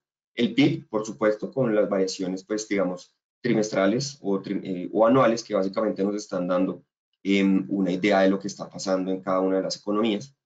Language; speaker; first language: Spanish; native; Spanish